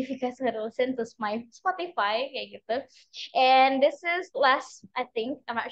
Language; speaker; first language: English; non-native, fluent; Indonesian